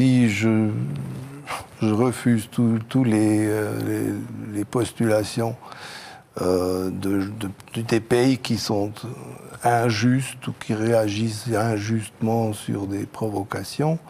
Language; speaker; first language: French; non-native, local second language; German